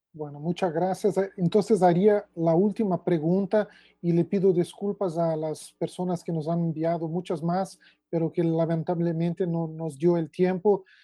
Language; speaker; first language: Spanish; non-native, fluent; Portuguese